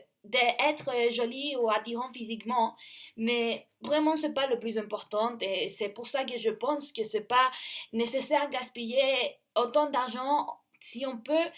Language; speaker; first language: French; non-native, learner; Spanish